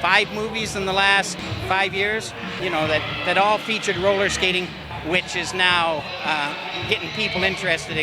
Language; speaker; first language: English; native; English